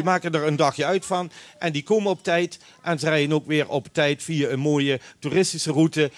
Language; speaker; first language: Dutch; native; Dutch